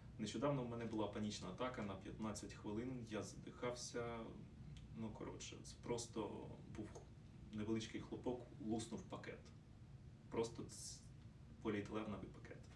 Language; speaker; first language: Ukrainian; non-native, local second language; Russian